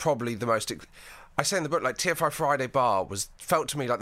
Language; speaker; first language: English; native; English